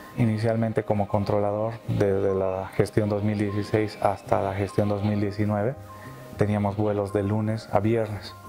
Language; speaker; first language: Spanish; native; Spanish